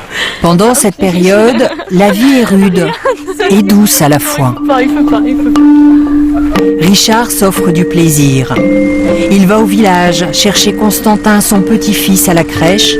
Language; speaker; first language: French; native; French